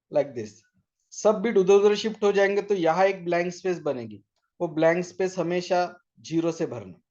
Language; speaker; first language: Hindi; non-native, local second language; Marathi